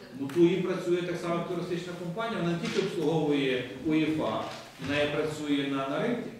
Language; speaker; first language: Ukrainian; native; Ukrainian